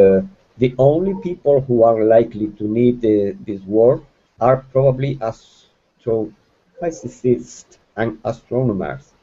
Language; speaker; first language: English; non-native, fluent; Spanish